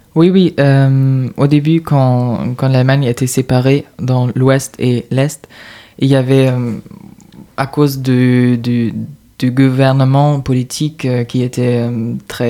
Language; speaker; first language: French; non-native, fluent; German